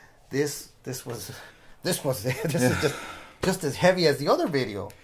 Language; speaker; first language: English; early bilingual, other home language; Spanish